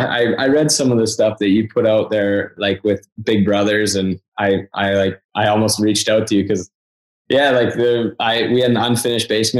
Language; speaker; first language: English; native; English